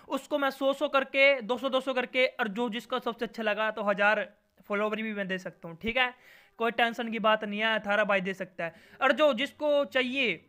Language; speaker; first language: Hindi; native; Hindi